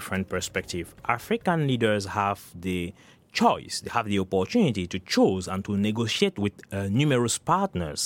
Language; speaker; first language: English; non-native, local second language; French